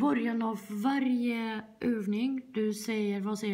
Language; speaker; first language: Swedish; non-native, fluent; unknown